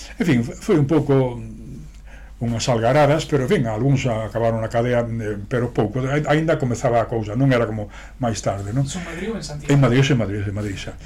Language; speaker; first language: Galician; non-native, local second language; Spanish